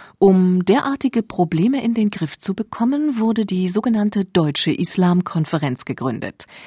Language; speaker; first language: German; native; German